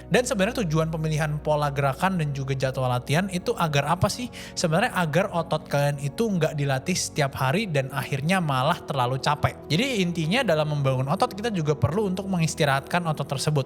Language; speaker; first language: Indonesian; native; Indonesian